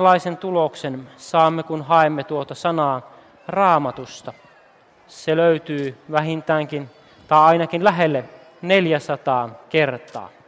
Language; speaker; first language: Finnish; native; Finnish